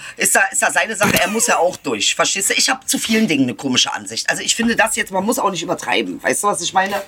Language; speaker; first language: German; early bilingual, other home language; Turkish